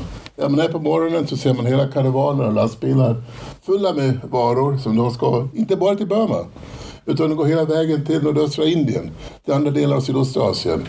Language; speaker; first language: Swedish; native; Swedish